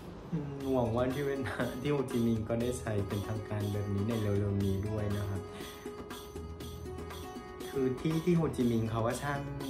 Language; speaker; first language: Thai; non-native, fluent; Vietnamese